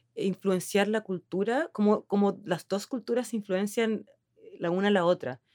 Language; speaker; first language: Spanish; native; Spanish